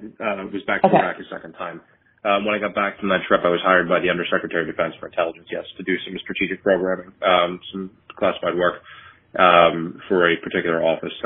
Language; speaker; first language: English; native; English